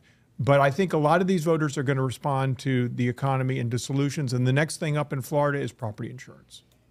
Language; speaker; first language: English; native; English